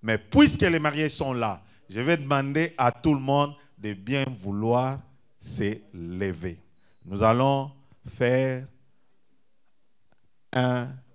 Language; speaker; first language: French; non-native, local second language; Lingala